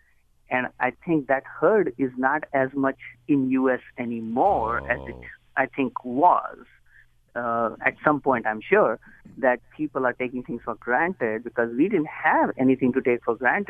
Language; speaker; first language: English; non-native, local second language; Hindi